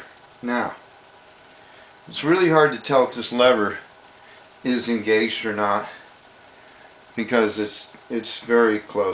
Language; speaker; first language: English; native; English